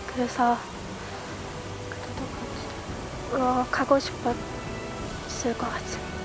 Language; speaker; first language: Korean; non-native, fluent; Mongolian